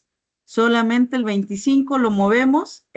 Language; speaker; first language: Spanish; native; Spanish